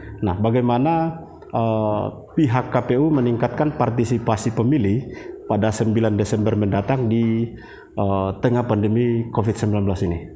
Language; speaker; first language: Indonesian; native; Indonesian